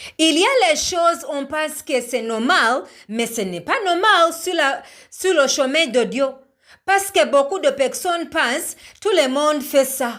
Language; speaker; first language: French; non-native, learner; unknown